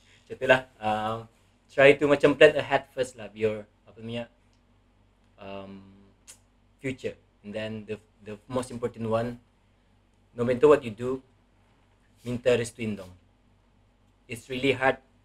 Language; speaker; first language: English; non-native, local second language; Malay